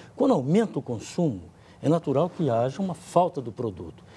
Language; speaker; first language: Portuguese; native; Portuguese